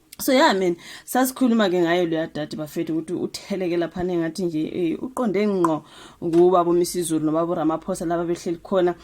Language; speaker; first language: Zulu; native; Zulu